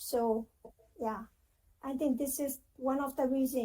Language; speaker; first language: English; non-native, fluent; Burmese